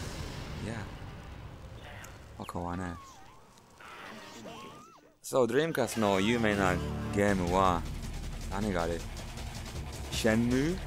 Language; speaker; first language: Japanese; non-native, learner; English